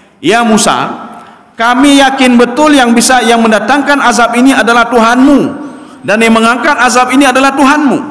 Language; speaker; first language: Malay; non-native, local second language; Achinese